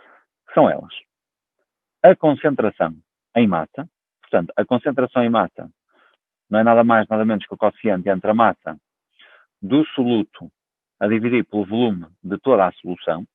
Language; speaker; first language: Portuguese; native; Portuguese